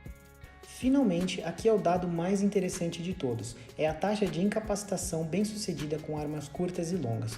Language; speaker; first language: Portuguese; native; Portuguese